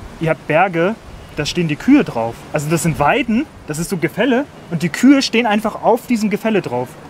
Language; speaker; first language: German; native; German